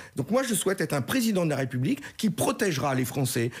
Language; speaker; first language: French; native; French